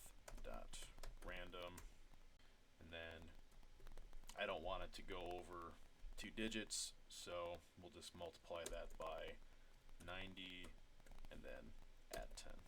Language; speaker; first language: English; native; English